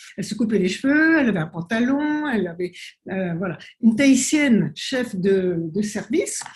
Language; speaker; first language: French; native; French